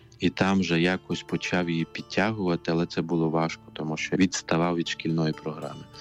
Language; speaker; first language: Ukrainian; non-native, local second language; Romany